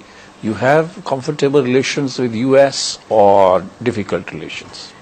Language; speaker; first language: English; non-native, local second language; Urdu